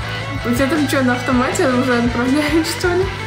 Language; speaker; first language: Russian; native; Russian